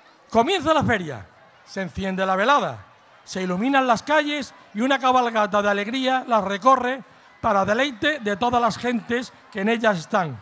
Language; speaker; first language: Spanish; native; Spanish